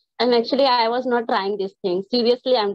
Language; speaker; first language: English; non-native, learner; Hindi